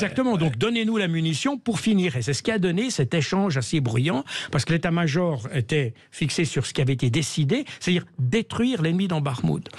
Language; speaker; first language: French; native; French